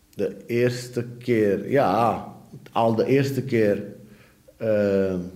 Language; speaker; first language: Dutch; early bilingual, other home language; Papiamento